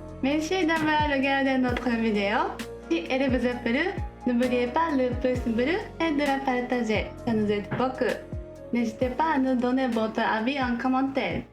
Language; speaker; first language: French; non-native, learner; Japanese